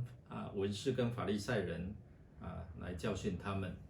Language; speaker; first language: Chinese; native; Chinese